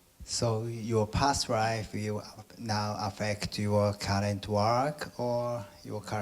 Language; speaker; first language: English; non-native, learner; Japanese